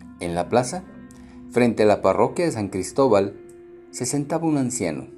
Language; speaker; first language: Spanish; native; Spanish